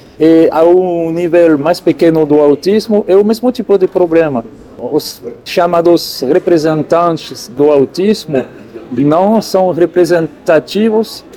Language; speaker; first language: Portuguese; non-native, fluent; French